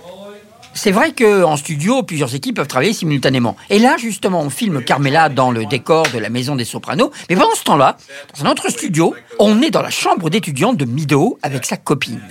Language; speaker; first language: French; native; French